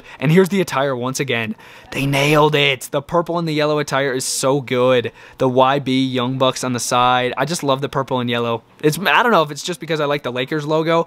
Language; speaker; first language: English; native; English